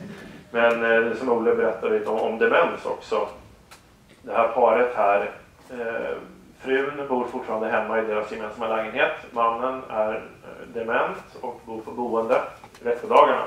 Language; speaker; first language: Swedish; native; Swedish